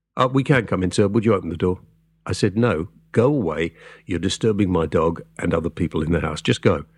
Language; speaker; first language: English; native; English